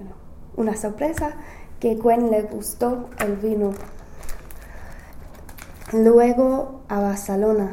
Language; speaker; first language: Spanish; non-native, learner; English